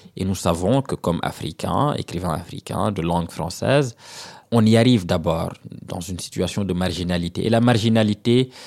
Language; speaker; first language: French; non-native, local second language; Serer